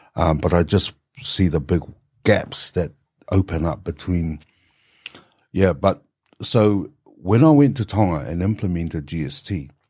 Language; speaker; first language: English; native; English